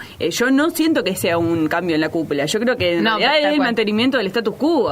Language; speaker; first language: Spanish; native; Spanish